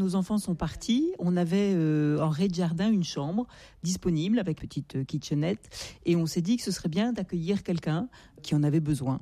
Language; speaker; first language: French; native; French